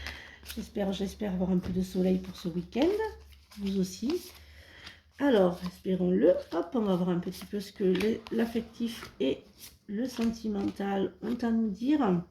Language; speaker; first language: French; native; French